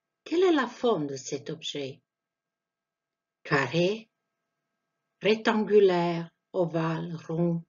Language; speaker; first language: French; non-native, fluent; Croatian